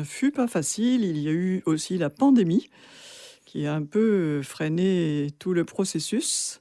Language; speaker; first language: French; native; French